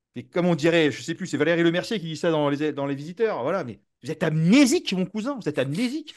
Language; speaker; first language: French; native; French